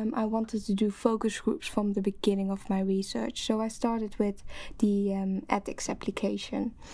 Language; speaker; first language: English; non-native, fluent; Dutch